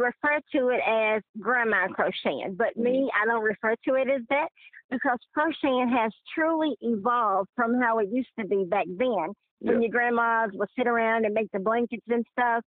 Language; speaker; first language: English; native; English